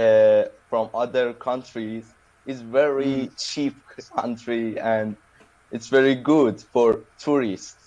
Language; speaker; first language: English; non-native, learner; Persian